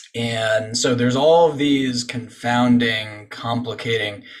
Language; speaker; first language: English; native; English